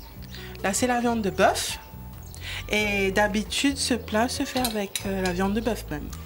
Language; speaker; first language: French; non-native, local second language; Morisyen